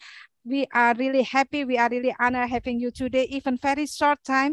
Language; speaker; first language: English; non-native, learner; Indonesian